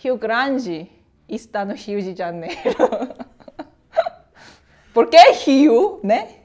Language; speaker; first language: Portuguese; non-native, learner; Korean